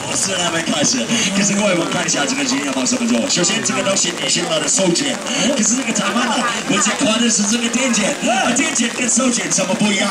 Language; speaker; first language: Chinese; non-native, fluent; English